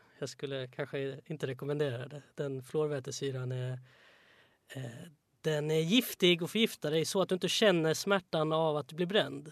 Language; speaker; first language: Swedish; native; Swedish